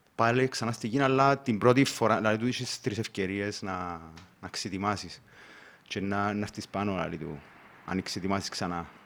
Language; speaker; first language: Greek; native; Greek